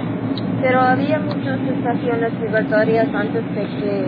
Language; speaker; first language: Spanish; non-native, learner; English